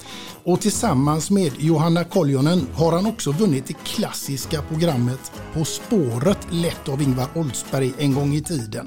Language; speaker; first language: Swedish; native; Swedish